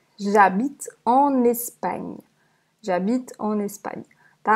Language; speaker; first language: French; non-native, learner; Portuguese